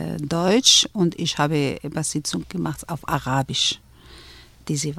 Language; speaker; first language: German; non-native, learner; Arabic